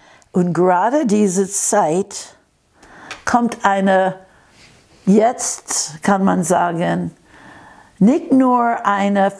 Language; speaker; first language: German; non-native, fluent; English